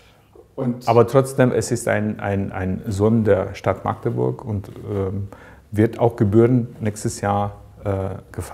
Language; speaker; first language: German; native; German